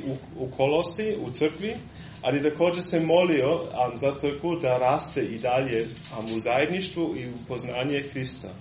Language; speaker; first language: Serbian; non-native, fluent; German